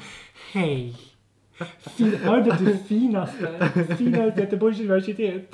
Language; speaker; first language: Swedish; native; Swedish